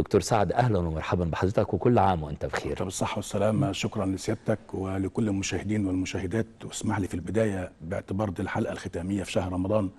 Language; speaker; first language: Arabic; native; Arabic